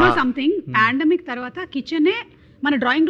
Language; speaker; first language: Telugu; native; Telugu